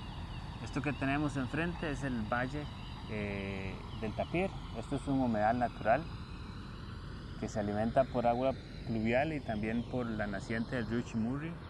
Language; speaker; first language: Spanish; native; Spanish